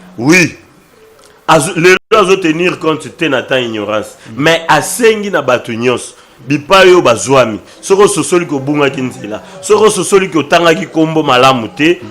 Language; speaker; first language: Lingala; non-native, local second language; Luba-Lulua